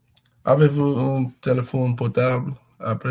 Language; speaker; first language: French; non-native, learner; English